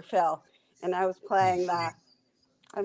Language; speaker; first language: English; native; English